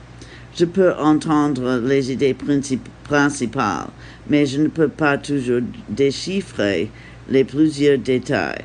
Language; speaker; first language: French; non-native, learner; English